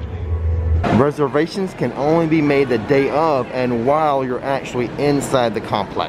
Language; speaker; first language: English; native; English